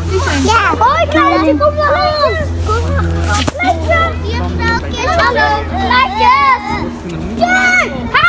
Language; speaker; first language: Dutch; early bilingual, other home language; Indonesian